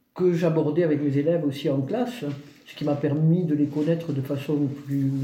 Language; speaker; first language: French; native; French